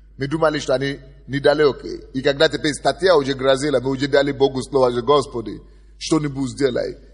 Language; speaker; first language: Russian; non-native, fluent; Yoruba